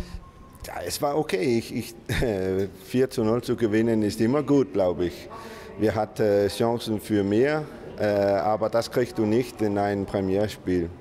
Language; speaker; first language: German; non-native, learner; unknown